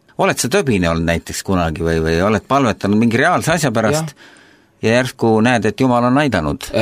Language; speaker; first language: Estonian; native; Estonian